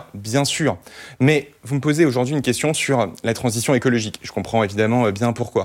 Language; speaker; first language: French; native; French